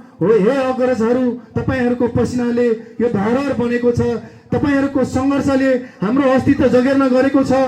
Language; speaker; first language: Nepali; non-native, local second language; Eastern Tamang